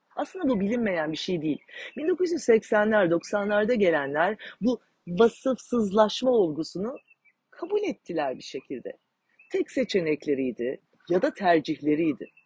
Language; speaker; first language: Turkish; native; Turkish